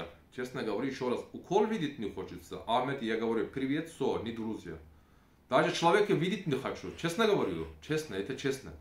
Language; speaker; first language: Russian; non-native, learner; Turkish